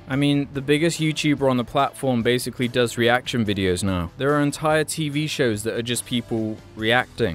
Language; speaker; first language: English; native; English